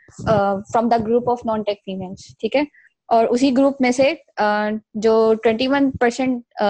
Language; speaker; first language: Urdu; native; Urdu